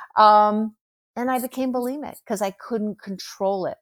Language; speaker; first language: English; native; English